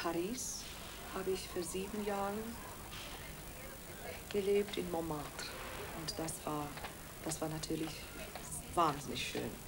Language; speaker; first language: German; non-native, fluent; Welsh